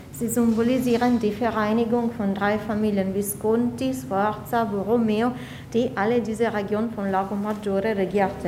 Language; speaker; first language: German; non-native, fluent; Italian